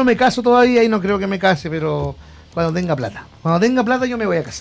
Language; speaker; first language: Spanish; native; Spanish